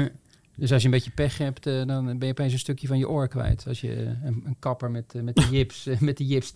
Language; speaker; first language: Dutch; native; Dutch